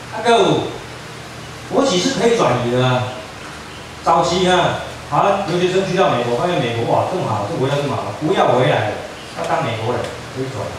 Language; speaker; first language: Chinese; native; Chinese